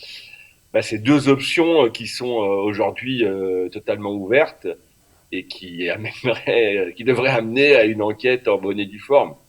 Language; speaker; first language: French; native; French